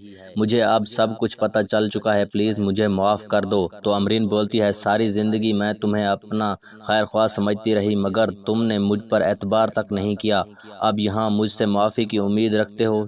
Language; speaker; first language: Urdu; native; Urdu